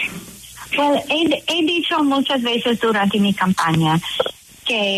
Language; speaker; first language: Spanish; non-native, fluent; English